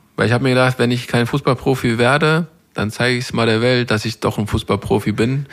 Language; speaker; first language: German; native; German